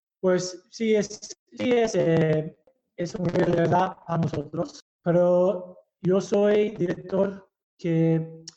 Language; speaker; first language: Spanish; early bilingual, heritage; Basque